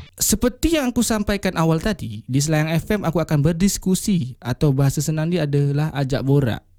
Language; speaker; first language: Malay; native; Malay